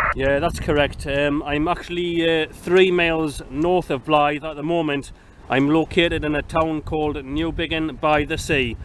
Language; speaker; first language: English; native; English